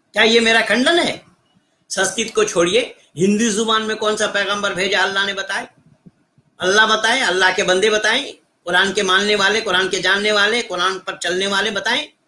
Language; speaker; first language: Hindi; native; Hindi